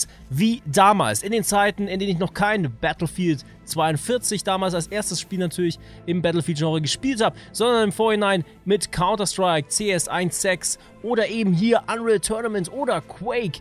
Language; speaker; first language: German; native; German